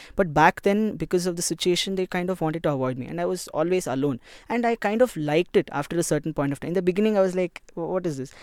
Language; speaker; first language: English; non-native, local second language; Kannada